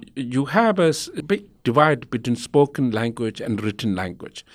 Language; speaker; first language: English; non-native, local second language; Tibetan